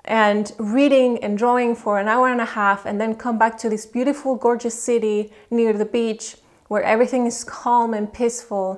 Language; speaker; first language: English; non-native, fluent; Spanish